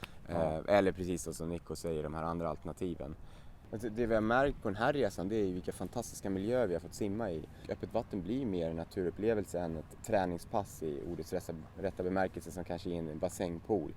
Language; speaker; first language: Swedish; native; Swedish